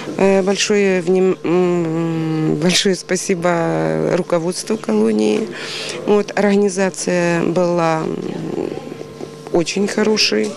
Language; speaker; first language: Russian; non-native, local second language; Ukrainian